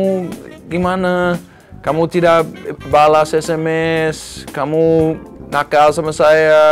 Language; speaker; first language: Indonesian; non-native, learner; English